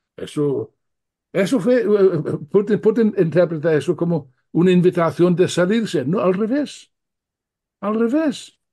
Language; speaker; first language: Spanish; non-native, fluent; English